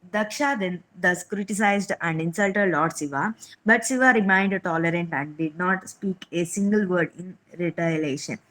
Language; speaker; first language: English; non-native, local second language; Telugu